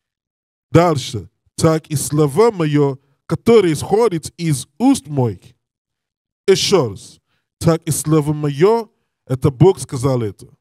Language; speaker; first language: Russian; non-native, learner; English